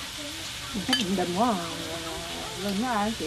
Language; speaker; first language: Vietnamese; native; Vietnamese